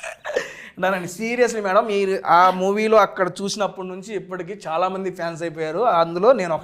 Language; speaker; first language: Telugu; native; Telugu